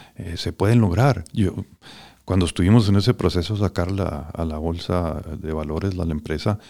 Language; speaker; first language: Spanish; native; Spanish